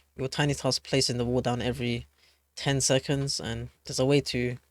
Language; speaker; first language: English; native; English